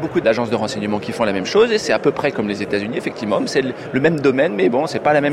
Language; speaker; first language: French; native; French